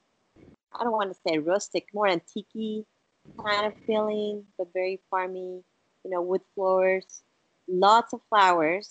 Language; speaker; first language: English; non-native, fluent; Spanish